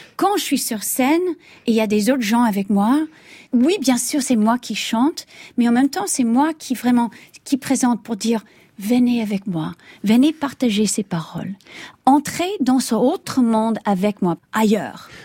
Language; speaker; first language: French; non-native, fluent; English